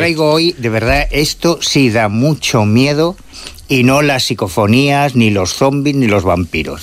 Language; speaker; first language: Spanish; native; Spanish